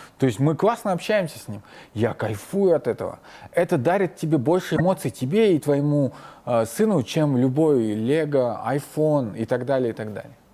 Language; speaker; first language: Russian; native; Russian